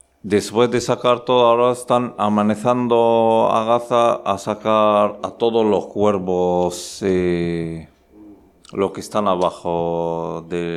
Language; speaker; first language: Spanish; non-native, learner; Arabic